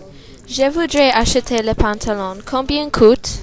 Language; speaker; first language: French; non-native, learner; English